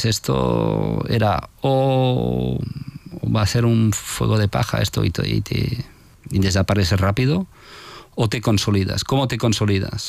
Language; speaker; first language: Spanish; non-native, fluent; French